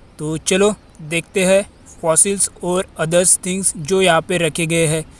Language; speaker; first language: Hindi; non-native, local second language; Marathi